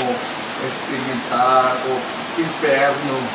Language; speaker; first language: Portuguese; non-native, fluent; Korean